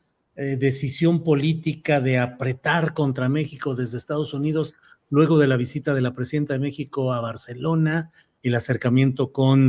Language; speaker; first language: Spanish; native; Spanish